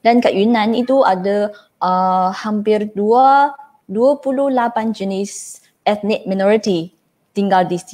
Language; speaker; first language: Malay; non-native, fluent; Chinese